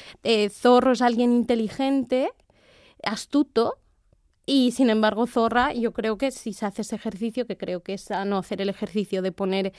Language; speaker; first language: Spanish; native; Spanish